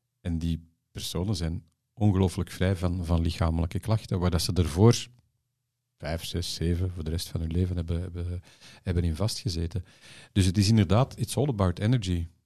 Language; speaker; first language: Dutch; native; Dutch